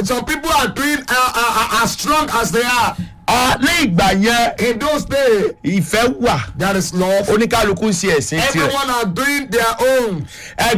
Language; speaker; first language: English; non-native, local second language; Yoruba